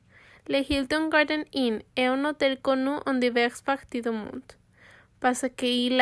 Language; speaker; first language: French; non-native, learner; Spanish